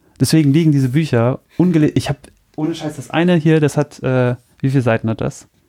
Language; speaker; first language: German; native; German